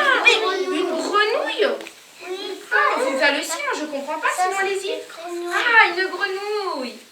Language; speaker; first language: French; native; French